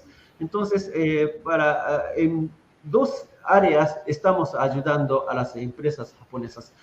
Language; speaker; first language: Spanish; non-native, fluent; Japanese